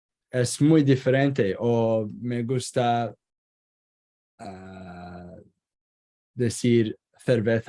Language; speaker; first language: Spanish; non-native, learner; Kurdish